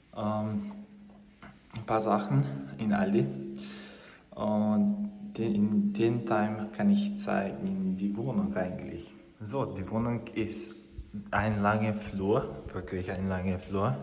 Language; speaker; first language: German; non-native, fluent; Croatian